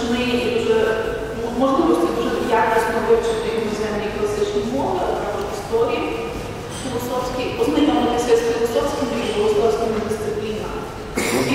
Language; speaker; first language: Ukrainian; native; Ukrainian